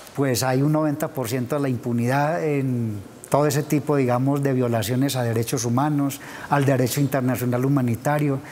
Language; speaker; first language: Spanish; native; Spanish